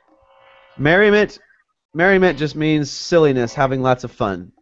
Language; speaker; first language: English; native; English